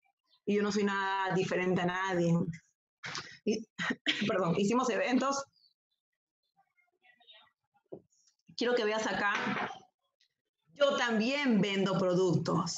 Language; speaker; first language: Spanish; native; Spanish